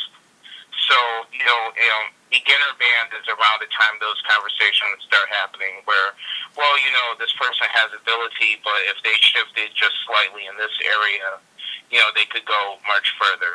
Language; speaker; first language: English; native; English